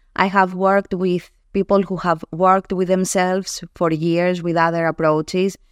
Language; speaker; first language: English; non-native, fluent; Greek